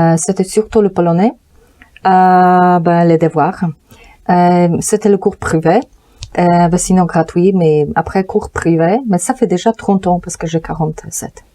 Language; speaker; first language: French; non-native, fluent; Polish